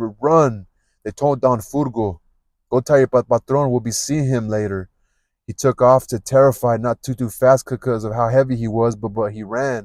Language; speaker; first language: English; native; English